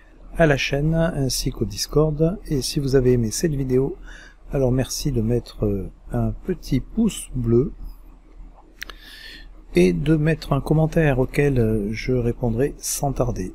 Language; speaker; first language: French; native; French